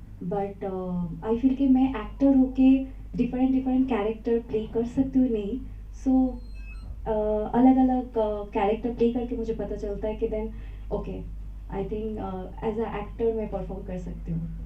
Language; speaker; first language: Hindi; non-native, local second language; Bangla